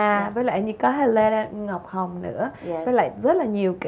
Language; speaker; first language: Vietnamese; native; Vietnamese